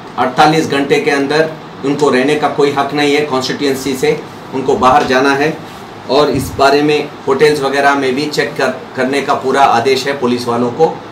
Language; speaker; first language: Hindi; non-native, local second language; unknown